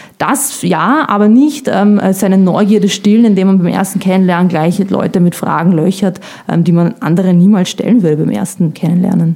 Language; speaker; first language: German; early bilingual, other home language; Bosnian